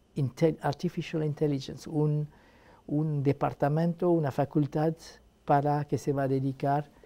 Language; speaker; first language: Spanish; non-native, fluent; Arabic